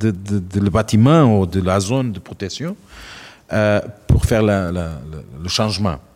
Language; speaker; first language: French; non-native, learner; Portuguese